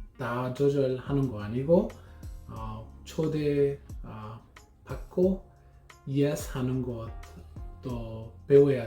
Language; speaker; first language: Korean; non-native, learner; English